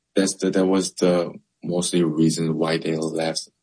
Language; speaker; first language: English; non-native, learner; Korean